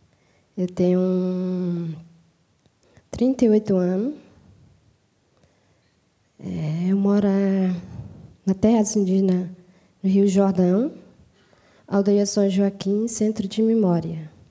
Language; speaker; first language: Portuguese; non-native, local second language; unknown